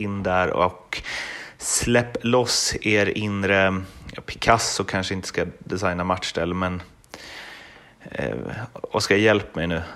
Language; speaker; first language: Swedish; native; Swedish